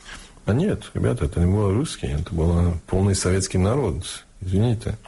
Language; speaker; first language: Russian; non-native, fluent; English